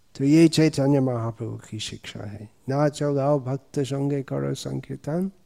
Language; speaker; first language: Hindi; non-native, fluent; English